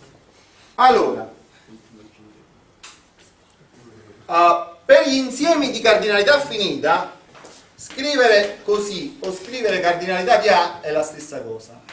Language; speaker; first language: Italian; native; Italian